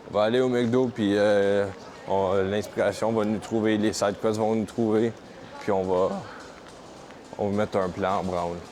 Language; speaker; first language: French; native; French